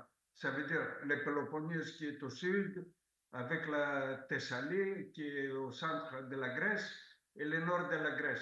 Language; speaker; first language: French; non-native, fluent; Greek